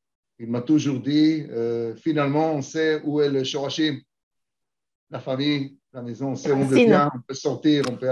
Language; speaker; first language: French; early bilingual, heritage; Hebrew